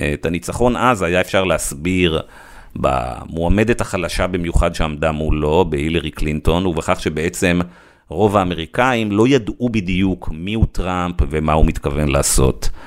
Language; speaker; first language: Hebrew; native; Hebrew